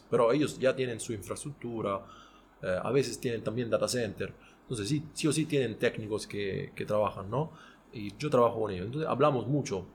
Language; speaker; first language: Spanish; non-native, fluent; Italian